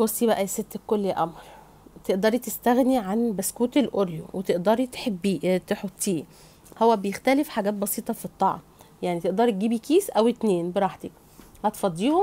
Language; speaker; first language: Arabic; native; Arabic